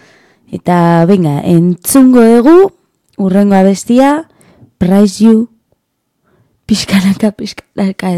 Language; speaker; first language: Basque; non-native, learner; Spanish